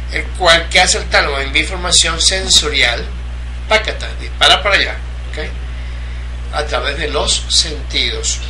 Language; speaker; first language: Spanish; native; Spanish